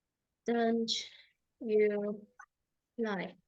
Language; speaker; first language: English; non-native, fluent; Vietnamese